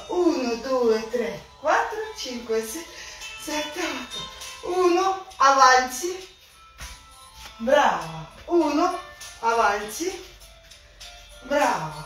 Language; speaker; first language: Italian; non-native, learner; Russian